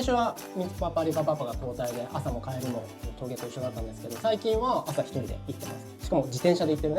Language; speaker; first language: Japanese; native; Japanese